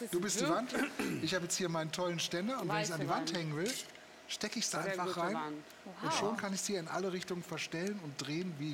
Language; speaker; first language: German; native; German